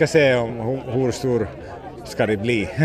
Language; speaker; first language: Swedish; non-native, local second language; Finnish